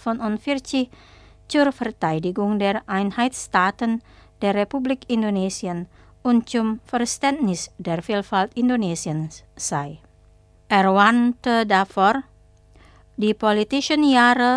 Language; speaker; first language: German; non-native, fluent; Indonesian